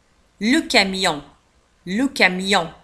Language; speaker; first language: French; non-native, local second language; Arabic